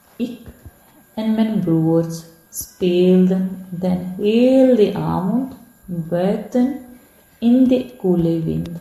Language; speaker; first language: Dutch; non-native, learner; Hindi